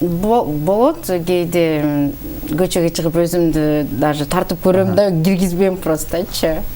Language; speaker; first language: Kyrgyz; early bilingual, heritage; Kyrgyz